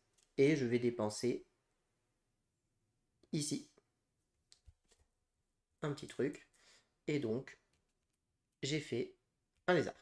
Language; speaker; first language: French; native; French